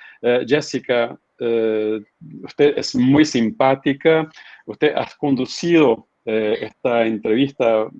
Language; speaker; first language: Spanish; non-native, fluent; Portuguese